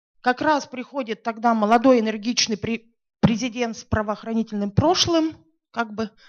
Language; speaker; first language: Russian; native; Russian